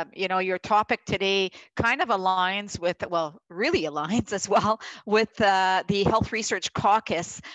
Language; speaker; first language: English; native; English